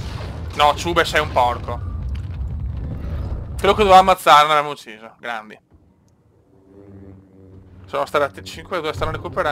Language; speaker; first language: Italian; native; Italian